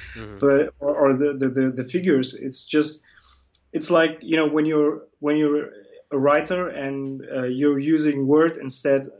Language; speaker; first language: English; early bilingual, other home language; Kurdish